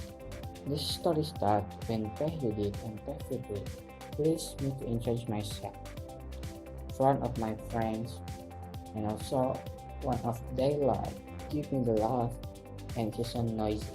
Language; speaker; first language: English; non-native, learner; Indonesian